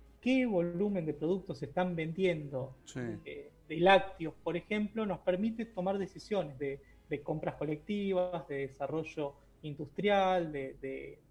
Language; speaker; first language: Spanish; native; Spanish